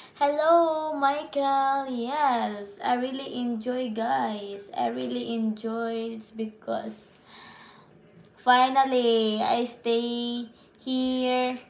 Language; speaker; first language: English; non-native, local second language; Cebuano